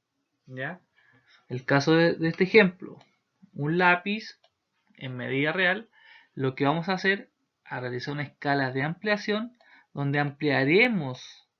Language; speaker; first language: Spanish; native; Spanish